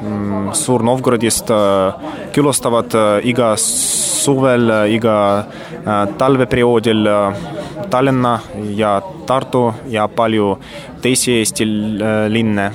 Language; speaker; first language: Estonian; non-native, learner; Russian